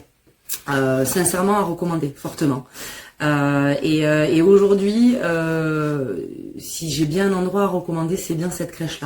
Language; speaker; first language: French; native; French